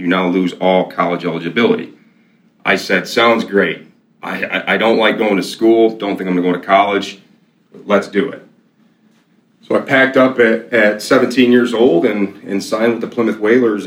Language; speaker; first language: English; native; English